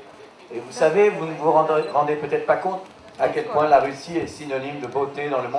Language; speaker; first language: French; native; French